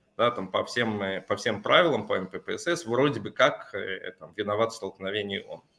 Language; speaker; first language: Russian; native; Russian